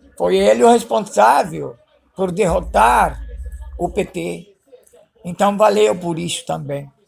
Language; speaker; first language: Portuguese; early bilingual, other home language; Spanish